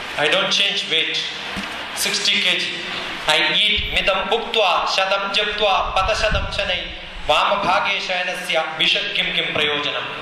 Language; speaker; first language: English; non-native, local second language; Malayalam